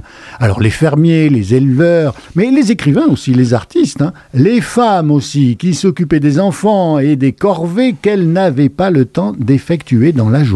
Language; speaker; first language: French; native; French